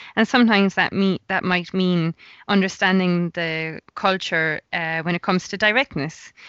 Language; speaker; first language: English; native; English